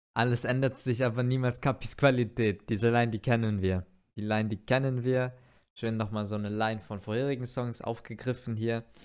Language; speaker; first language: German; early bilingual, other home language; Turkish